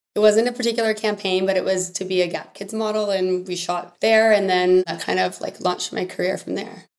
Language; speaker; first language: English; native; English